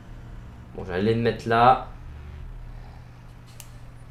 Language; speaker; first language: French; native; French